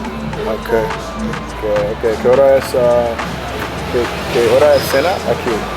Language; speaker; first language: Spanish; non-native, learner; English